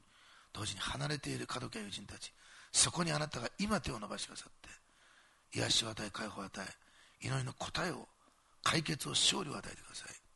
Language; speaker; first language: Japanese; native; Japanese